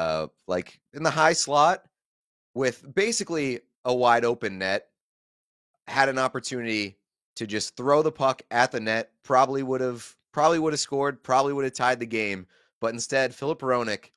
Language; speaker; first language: English; native; English